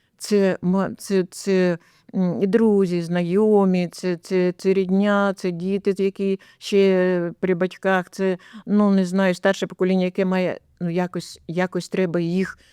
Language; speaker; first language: Ukrainian; native; Ukrainian